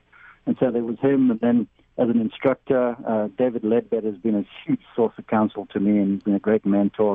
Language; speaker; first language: English; native; English